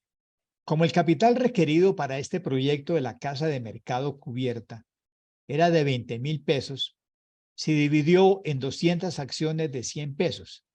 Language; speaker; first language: Spanish; native; Spanish